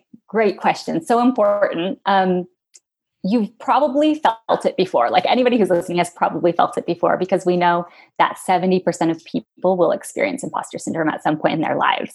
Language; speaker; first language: English; native; English